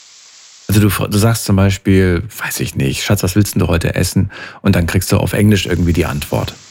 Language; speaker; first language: German; native; German